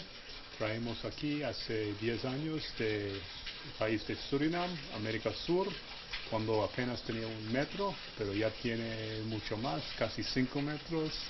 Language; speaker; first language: Spanish; non-native, fluent; English